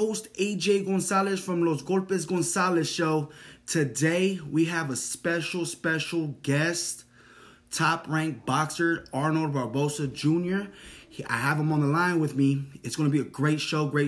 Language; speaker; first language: English; native; English